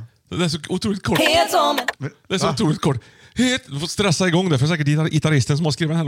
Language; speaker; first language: Swedish; native; Swedish